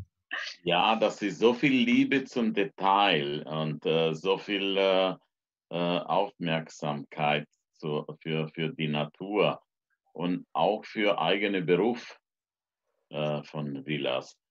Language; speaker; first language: German; non-native, fluent; Romanian